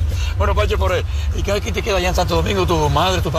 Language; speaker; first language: Spanish; native; Spanish